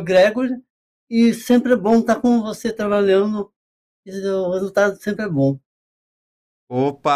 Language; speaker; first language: Portuguese; non-native, learner; English